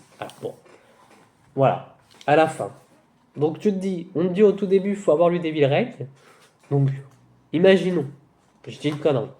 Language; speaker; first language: French; native; French